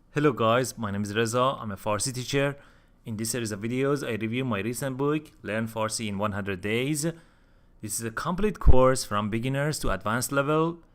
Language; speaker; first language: English; non-native, fluent; Persian